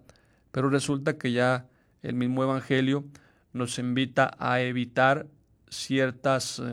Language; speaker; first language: Spanish; native; Spanish